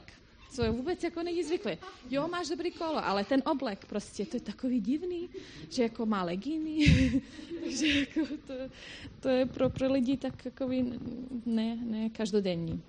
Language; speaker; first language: Czech; non-native, fluent; Croatian